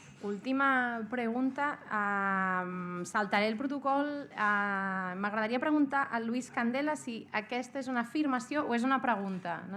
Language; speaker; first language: Catalan; native; Catalan